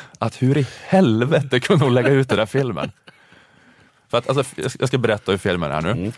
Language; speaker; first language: Swedish; native; Swedish